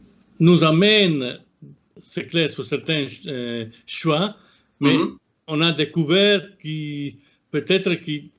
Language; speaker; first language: French; non-native, fluent; Italian